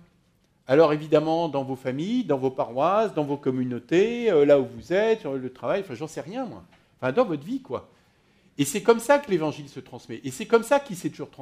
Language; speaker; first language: French; native; French